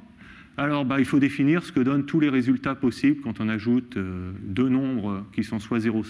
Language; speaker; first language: French; native; French